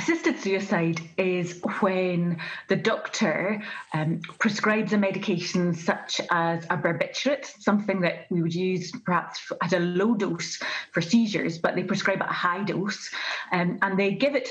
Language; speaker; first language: English; native; English